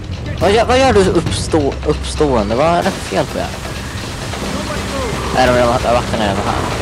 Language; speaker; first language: Swedish; native; Swedish